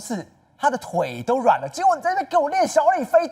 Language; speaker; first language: Chinese; native; Chinese